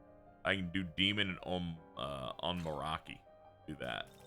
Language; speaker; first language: English; native; English